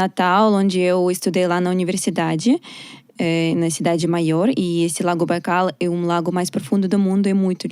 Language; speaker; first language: Portuguese; non-native, learner; Russian